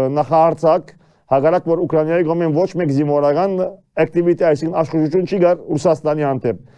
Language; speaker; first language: Armenian; early bilingual, heritage; Armenian